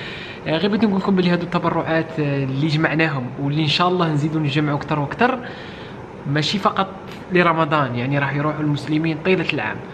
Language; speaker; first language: Arabic; native; Arabic